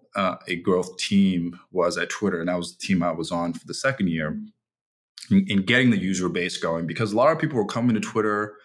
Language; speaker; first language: English; early bilingual, other home language; Chinese